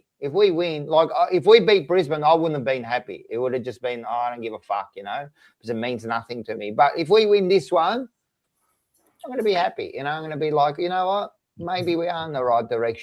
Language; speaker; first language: English; native; English